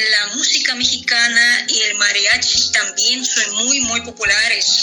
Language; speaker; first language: Spanish; non-native, fluent; Russian